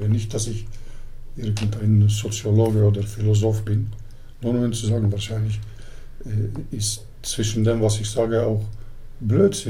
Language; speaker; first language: German; early bilingual, other home language; Turkish